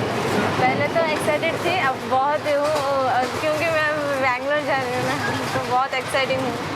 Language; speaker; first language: Hindi; non-native, local second language; Odia